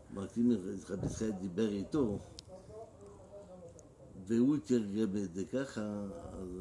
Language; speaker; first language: Hebrew; non-native, fluent; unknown